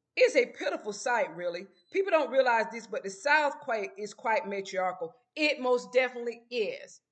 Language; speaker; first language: English; native; English